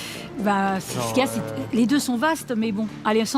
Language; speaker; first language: French; native; French